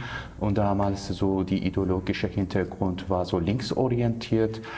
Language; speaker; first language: German; non-native, fluent; Kurdish